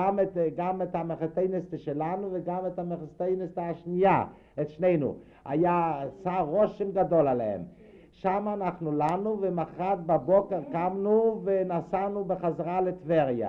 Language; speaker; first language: Hebrew; non-native, fluent; Yiddish